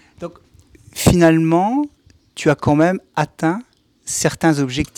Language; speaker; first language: French; native; French